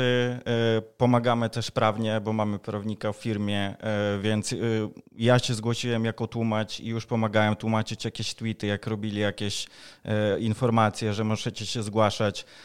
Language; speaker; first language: Polish; non-native, fluent; Ukrainian